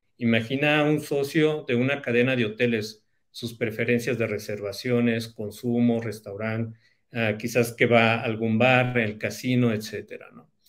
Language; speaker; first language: Spanish; native; Spanish